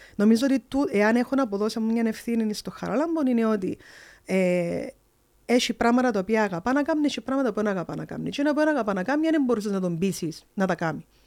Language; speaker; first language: Greek; early bilingual, heritage; Greek